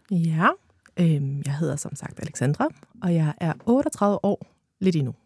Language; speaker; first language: Danish; early bilingual, other home language; Romanian